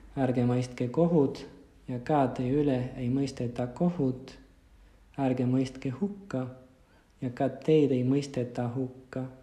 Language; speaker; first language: Estonian; non-native, fluent; Spanish